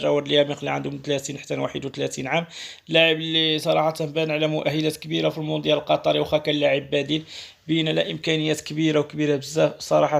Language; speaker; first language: Arabic; native; Arabic